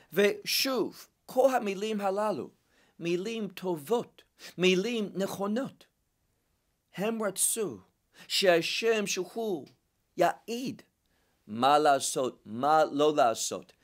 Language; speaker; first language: Hebrew; non-native, fluent; English